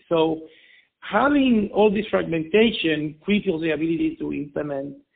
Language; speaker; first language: English; non-native, fluent; Spanish